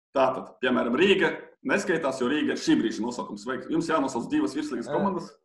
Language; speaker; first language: Latvian; non-native, local second language; Russian